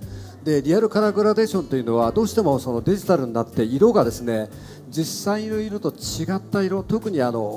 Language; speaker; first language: Japanese; native; Japanese